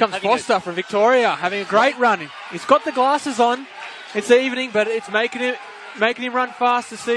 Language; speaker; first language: English; native; English